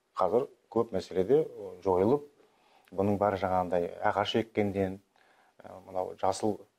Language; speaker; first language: Kazakh; native; Kazakh